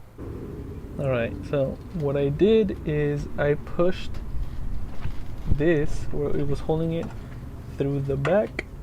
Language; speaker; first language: English; native; English